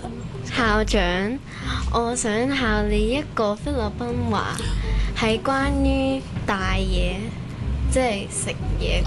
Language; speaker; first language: Cantonese; early bilingual, other home language; Filipino